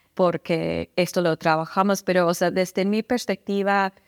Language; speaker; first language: Spanish; non-native, fluent; English